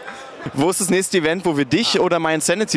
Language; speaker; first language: German; native; German